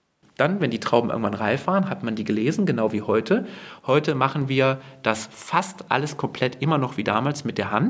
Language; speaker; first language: German; native; German